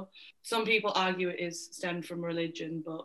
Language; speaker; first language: English; native; English